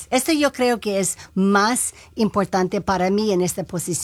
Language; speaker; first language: Spanish; non-native, local second language; English